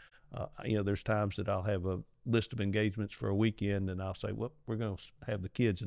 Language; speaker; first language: English; native; English